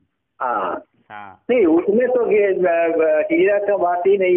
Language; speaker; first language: Hindi; non-native, local second language; Malayalam